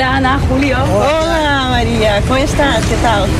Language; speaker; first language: Spanish; non-native, learner; Portuguese